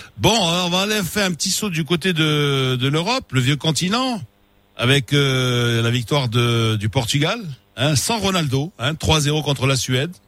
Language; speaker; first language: French; non-native, local second language; Arabic